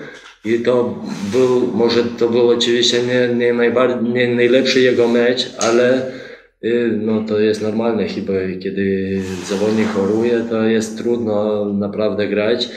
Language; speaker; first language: Polish; non-native, fluent; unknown